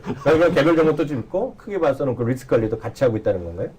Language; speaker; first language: Korean; native; Korean